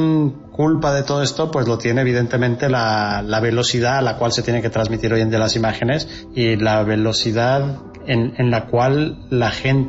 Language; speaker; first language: Spanish; native; Spanish